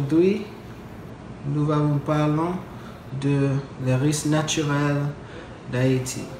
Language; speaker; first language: French; non-native, learner; English